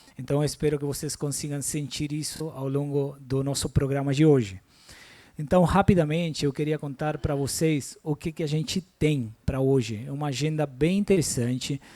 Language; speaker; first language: Portuguese; non-native, fluent; Spanish